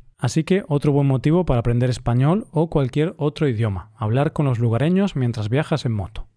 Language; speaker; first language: Spanish; native; Spanish